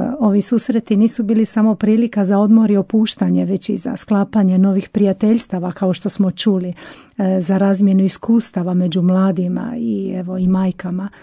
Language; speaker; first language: Croatian; native; Croatian